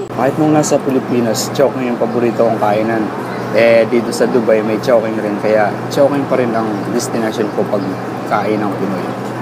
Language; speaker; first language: Filipino; native; Filipino